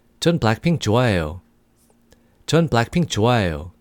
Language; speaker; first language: Korean; non-native, fluent; English